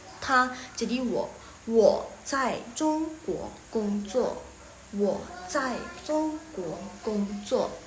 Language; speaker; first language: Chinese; non-native, fluent; Indonesian